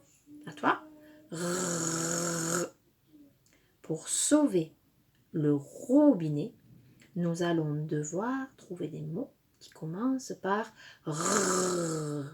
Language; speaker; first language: French; native; French